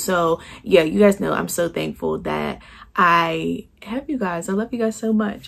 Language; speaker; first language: English; native; English